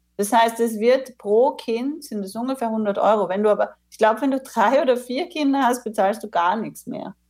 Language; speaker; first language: German; native; German